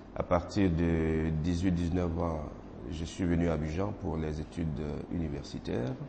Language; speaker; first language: French; non-native, local second language; Baoulé